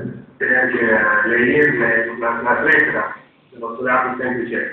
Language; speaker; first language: Italian; non-native, fluent; English